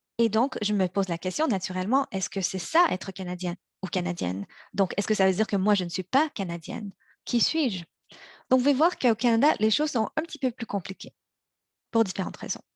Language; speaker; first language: French; early bilingual, other home language; Chinese